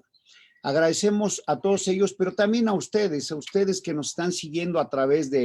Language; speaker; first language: Spanish; native; Spanish